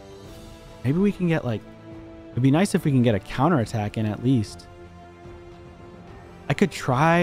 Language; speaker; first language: English; native; English